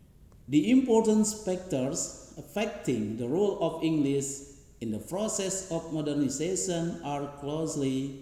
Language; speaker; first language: English; non-native, learner; Indonesian